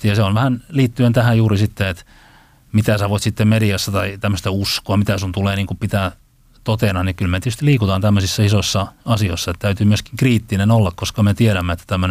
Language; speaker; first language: Finnish; native; Finnish